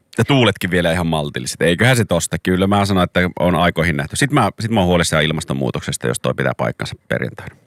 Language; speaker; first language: Finnish; native; Finnish